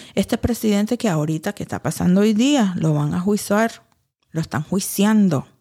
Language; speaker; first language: Spanish; early bilingual, heritage; Spanish